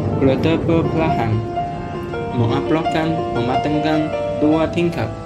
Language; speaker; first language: Malay; non-native, learner; Chinese